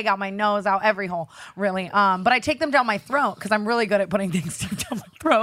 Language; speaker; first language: English; native; English